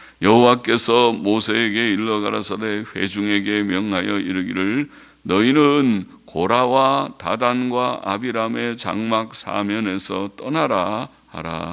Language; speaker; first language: Korean; native; Korean